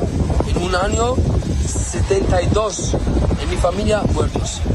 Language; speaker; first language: Spanish; non-native, learner; Arabic